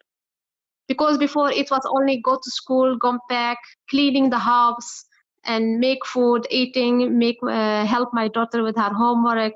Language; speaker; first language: English; non-native, learner; Arabic